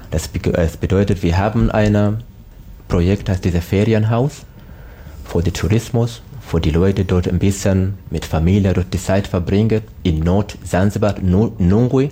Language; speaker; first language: German; non-native, learner; Swahili